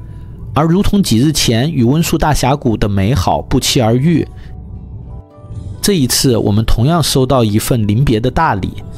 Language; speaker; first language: Chinese; native; Chinese